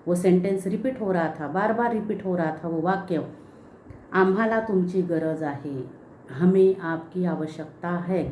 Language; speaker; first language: Hindi; non-native, local second language; Marathi